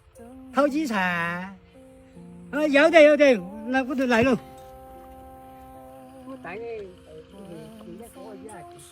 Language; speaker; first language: Chinese; native; Chinese